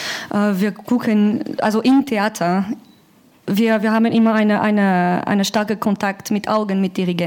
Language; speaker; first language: German; non-native, learner; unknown